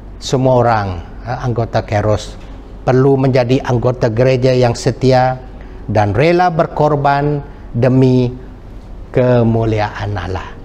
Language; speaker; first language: Malay; non-native, local second language; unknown